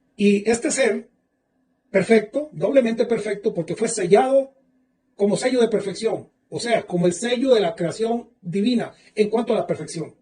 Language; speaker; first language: Spanish; native; Spanish